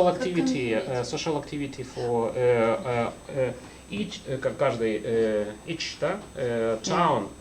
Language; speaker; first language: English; non-native, learner; Russian